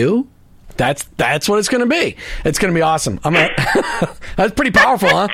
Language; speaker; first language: English; native; English